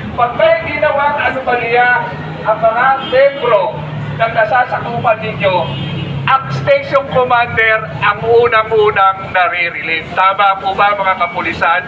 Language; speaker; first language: Filipino; native; Filipino